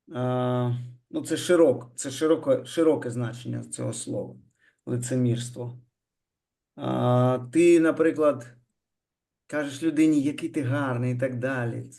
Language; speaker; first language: Ukrainian; non-native, local second language; Russian